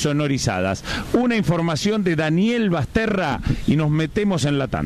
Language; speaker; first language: Spanish; native; Spanish